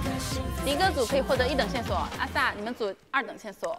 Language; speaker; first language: Chinese; native; Chinese